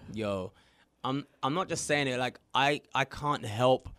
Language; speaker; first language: English; native; English